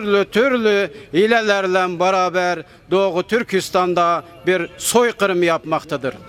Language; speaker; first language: Turkish; non-native, fluent; Uyghur